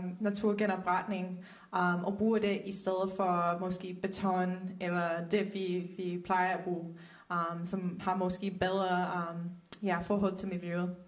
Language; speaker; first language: Danish; non-native, fluent; Dutch